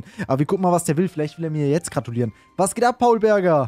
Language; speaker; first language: German; native; German